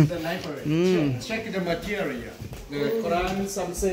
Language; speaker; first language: English; non-native, learner; Chinese